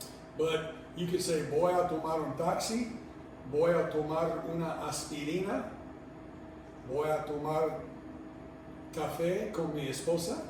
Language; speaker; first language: Spanish; non-native, fluent; English